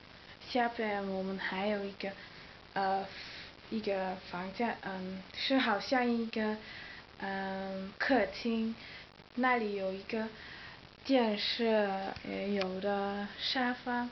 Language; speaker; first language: Chinese; non-native, learner; Dutch